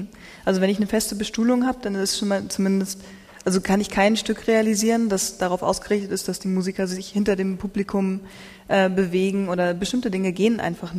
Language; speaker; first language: German; native; German